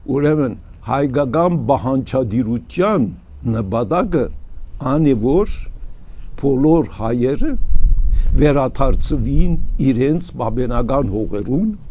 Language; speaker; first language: Armenian; early bilingual, heritage; Armenian